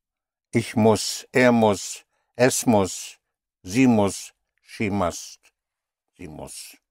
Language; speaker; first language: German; non-native, fluent; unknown